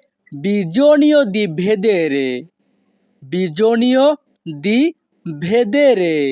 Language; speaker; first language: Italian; non-native, fluent; Bangla